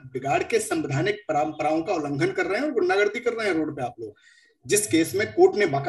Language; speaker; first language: Hindi; native; Hindi